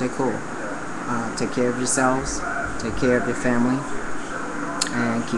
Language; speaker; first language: English; native; English